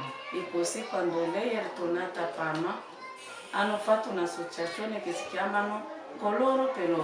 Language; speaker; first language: Italian; non-native, learner; French